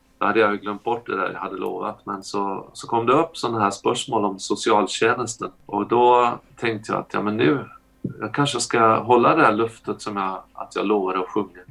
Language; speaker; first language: Swedish; native; Swedish